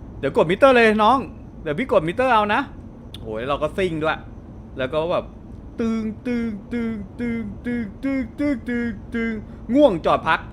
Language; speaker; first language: Thai; native; Thai